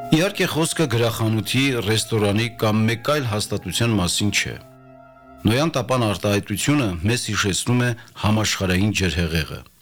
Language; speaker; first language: Armenian; native; Armenian